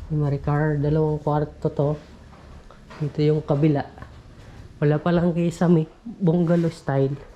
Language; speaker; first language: Filipino; native; Filipino